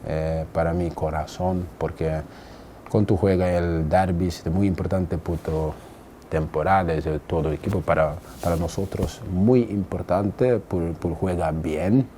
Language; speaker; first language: Spanish; non-native, learner; English